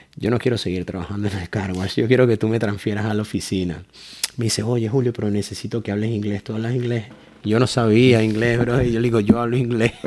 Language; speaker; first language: Spanish; native; Spanish